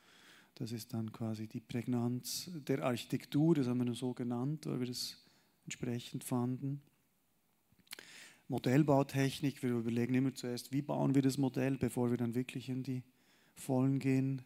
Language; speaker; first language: German; native; German